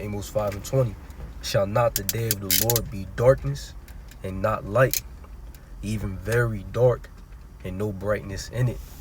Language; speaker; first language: English; native; English